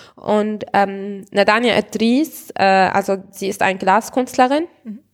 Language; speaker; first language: German; non-native, fluent; Arabic